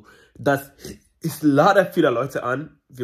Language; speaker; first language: German; non-native, learner; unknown